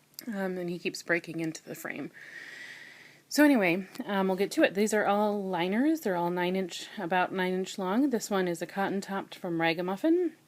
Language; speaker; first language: English; native; English